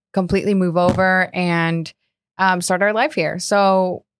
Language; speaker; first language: English; early bilingual, other home language; Spanish